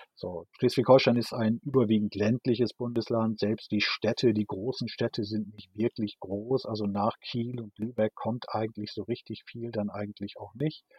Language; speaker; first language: German; native; German